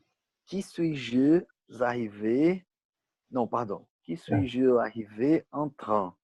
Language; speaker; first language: French; non-native, learner; Portuguese